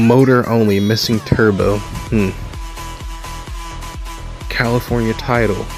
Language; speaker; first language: English; native; English